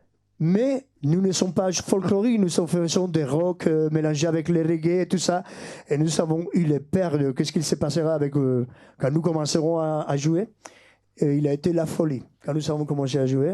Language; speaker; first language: French; non-native, fluent; Basque